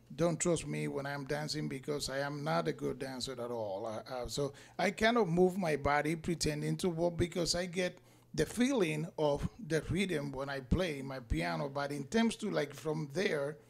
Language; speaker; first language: English; non-native, fluent; Spanish